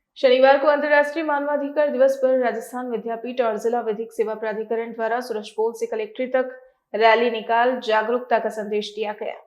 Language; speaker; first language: Hindi; native; Hindi